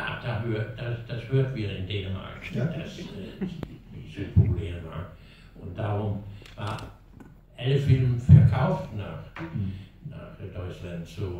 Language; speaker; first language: German; non-native, learner; Danish